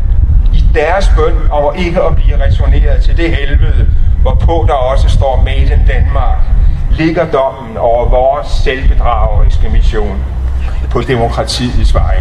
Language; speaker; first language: Danish; native; Danish